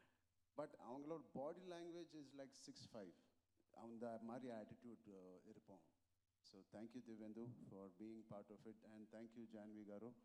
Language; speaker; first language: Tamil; non-native, local second language; Telugu